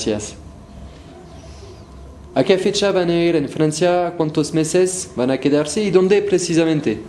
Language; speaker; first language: Spanish; non-native, fluent; French